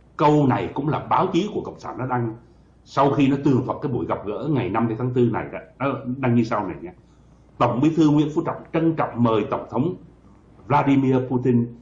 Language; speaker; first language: Vietnamese; native; Vietnamese